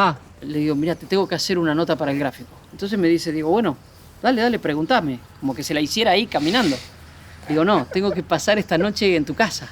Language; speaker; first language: Spanish; native; Spanish